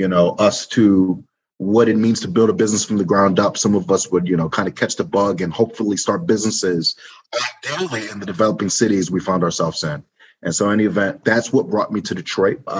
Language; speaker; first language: English; native; English